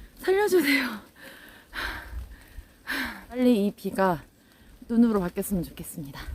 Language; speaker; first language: Korean; native; Korean